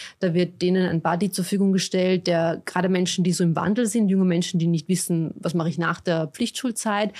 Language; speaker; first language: German; early bilingual, other home language; Bosnian